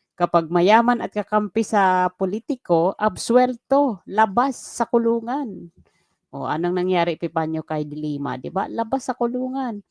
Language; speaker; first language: Filipino; native; Filipino